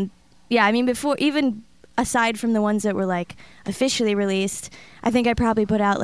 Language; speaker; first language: English; native; English